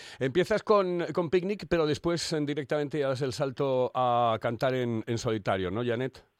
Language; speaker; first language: Spanish; native; Spanish